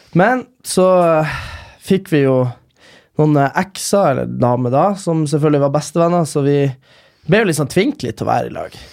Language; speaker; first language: Norwegian; native; Norwegian